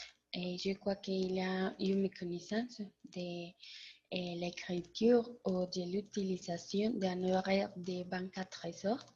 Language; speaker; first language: French; non-native, learner; Spanish